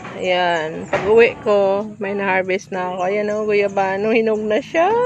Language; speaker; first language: Filipino; non-native, local second language; Bikol